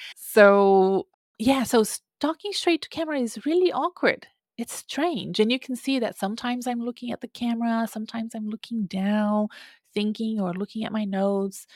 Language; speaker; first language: English; non-native, fluent; Portuguese